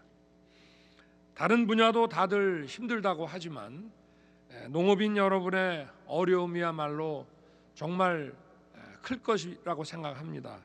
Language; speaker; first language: Korean; native; Korean